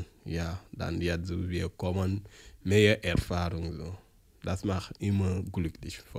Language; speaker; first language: German; non-native, learner; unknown